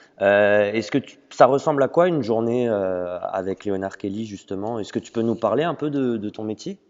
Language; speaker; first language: French; native; French